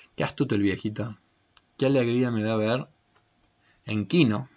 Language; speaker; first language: Spanish; native; Spanish